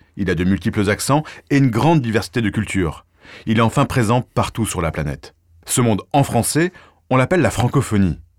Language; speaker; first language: French; native; French